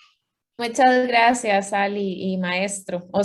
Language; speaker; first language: Spanish; native; Spanish